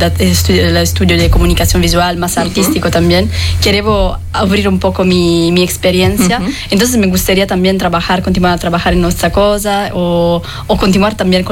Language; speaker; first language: Spanish; non-native, fluent; Italian